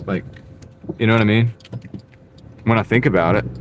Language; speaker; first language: English; native; English